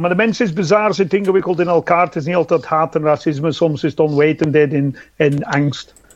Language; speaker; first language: Dutch; non-native, fluent; English